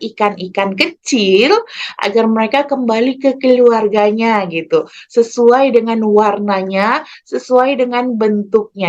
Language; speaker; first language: Indonesian; native; Indonesian